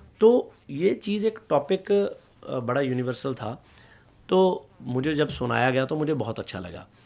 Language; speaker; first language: Hindi; non-native, local second language; Punjabi